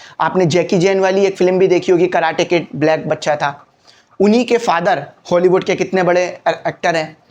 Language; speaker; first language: Urdu; native; Urdu